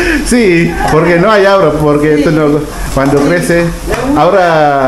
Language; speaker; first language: Spanish; non-native, learner; Filipino